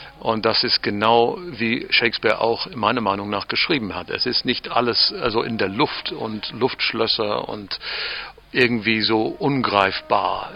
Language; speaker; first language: German; non-native, fluent; English